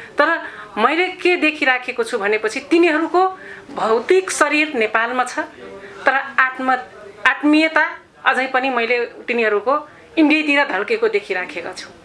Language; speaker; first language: Nepali; non-native, local second language; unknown